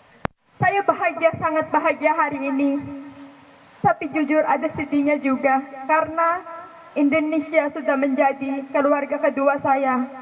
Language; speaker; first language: Indonesian; non-native, fluent; Filipino